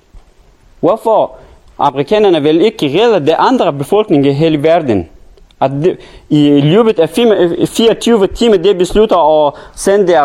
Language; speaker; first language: Danish; non-native, learner; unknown